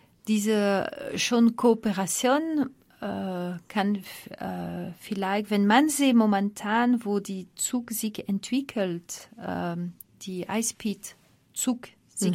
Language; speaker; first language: German; non-native, fluent; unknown